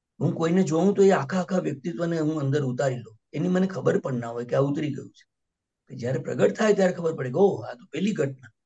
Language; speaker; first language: Gujarati; native; Gujarati